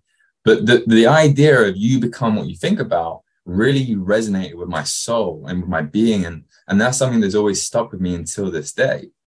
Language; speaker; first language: English; native; English